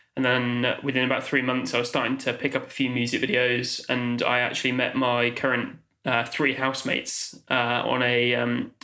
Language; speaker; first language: English; native; English